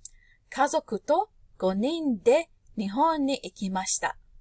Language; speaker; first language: Japanese; non-native, fluent; English